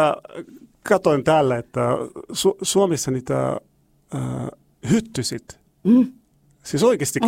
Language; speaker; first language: Finnish; non-native, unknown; Arabic